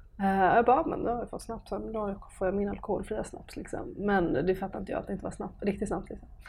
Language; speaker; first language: Swedish; early bilingual, other home language; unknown